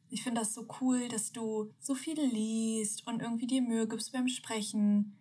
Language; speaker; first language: German; early bilingual, other home language; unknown